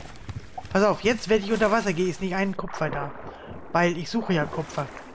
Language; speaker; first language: German; native; German